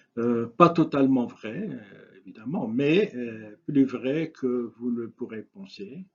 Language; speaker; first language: French; non-native, local second language; Arabic